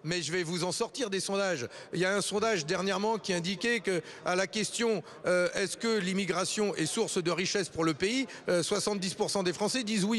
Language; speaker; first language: French; native; French